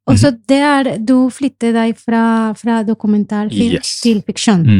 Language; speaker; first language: Norwegian; non-native, fluent; Arabic